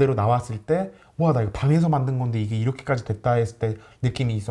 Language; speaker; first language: Korean; native; Korean